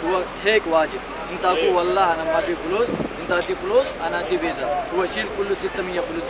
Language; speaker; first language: Arabic; non-native, learner; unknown